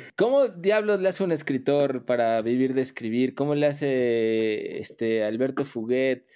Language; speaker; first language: Spanish; native; Spanish